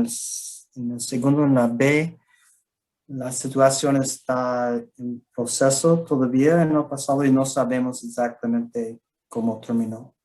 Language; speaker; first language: Spanish; non-native, learner; English